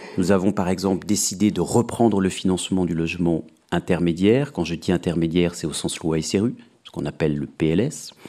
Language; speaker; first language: French; native; French